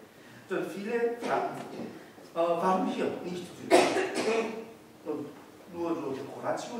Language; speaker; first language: German; non-native, learner; Korean